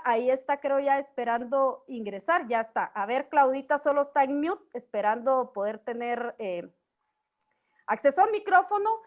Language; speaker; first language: Spanish; native; Spanish